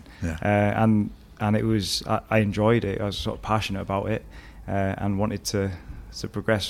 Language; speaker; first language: English; native; English